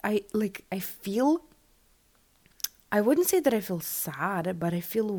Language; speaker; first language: English; non-native, fluent; Russian